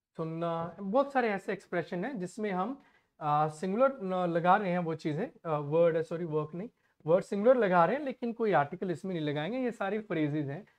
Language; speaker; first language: Hindi; non-native, local second language; Punjabi